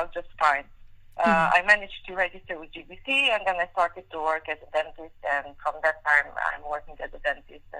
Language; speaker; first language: English; non-native, fluent; Hungarian